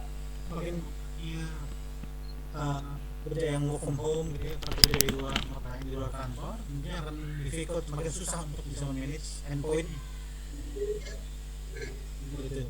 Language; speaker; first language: Indonesian; native; Indonesian